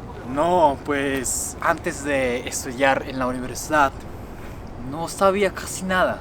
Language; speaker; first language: Spanish; non-native, fluent; Japanese